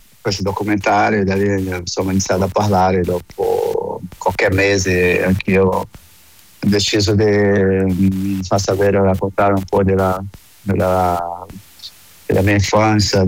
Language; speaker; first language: Italian; non-native, fluent; Portuguese